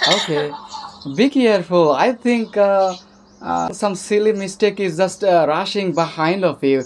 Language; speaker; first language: English; non-native, learner; Bangla